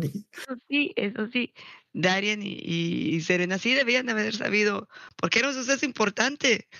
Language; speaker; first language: Spanish; native; Spanish